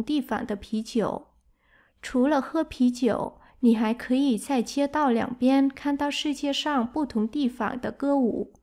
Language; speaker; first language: Chinese; non-native, fluent; Vietnamese